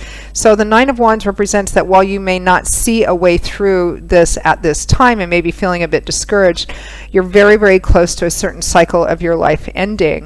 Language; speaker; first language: English; native; English